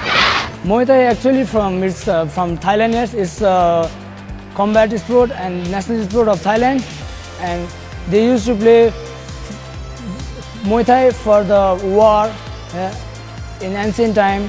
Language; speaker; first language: English; non-native, local second language; Nepali